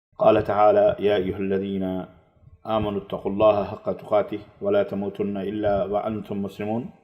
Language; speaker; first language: Urdu; native; Urdu